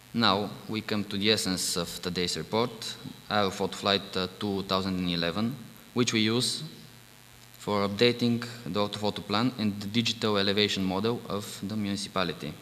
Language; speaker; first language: English; non-native, fluent; Bulgarian